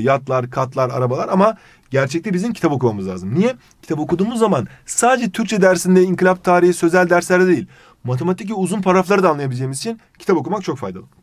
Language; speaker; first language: Turkish; native; Turkish